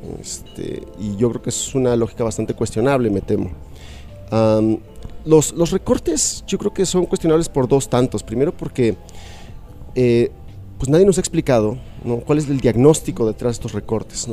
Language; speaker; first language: Spanish; native; Spanish